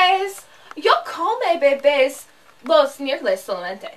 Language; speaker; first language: Spanish; non-native, learner; English